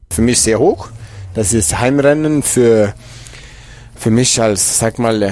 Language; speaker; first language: German; non-native, fluent; Swedish